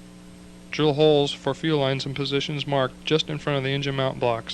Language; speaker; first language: English; native; English